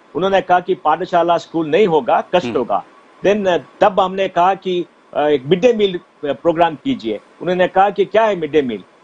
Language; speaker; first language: Hindi; non-native, local second language; Konkani